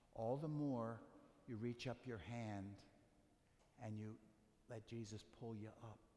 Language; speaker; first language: English; native; English